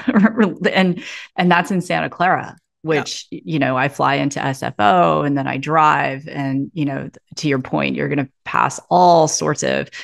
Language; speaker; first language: English; native; English